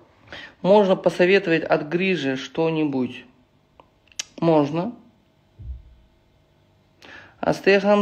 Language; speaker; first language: Russian; non-native, local second language; Uzbek